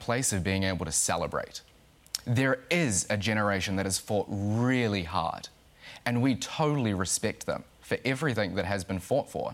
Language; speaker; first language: English; native; English